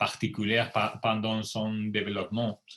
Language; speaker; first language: French; non-native, fluent; Spanish